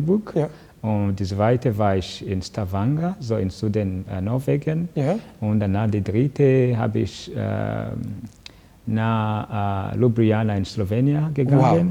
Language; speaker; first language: German; non-native, learner; Kinyarwanda